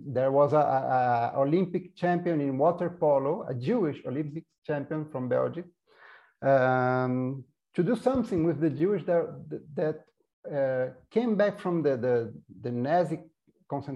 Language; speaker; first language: English; non-native, fluent; Portuguese